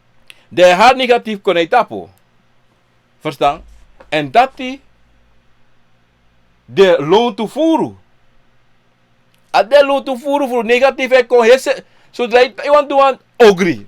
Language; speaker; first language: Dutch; non-native, local second language; Sranan Tongo